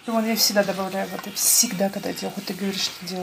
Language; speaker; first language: Russian; non-native, local second language; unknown